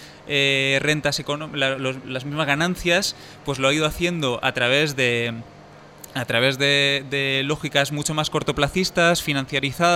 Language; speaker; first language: Spanish; native; Spanish